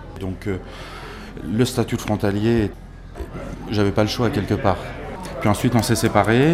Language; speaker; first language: French; native; French